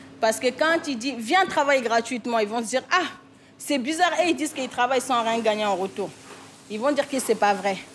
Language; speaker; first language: French; native; French